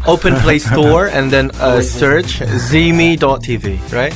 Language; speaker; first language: English; non-native, fluent; Javanese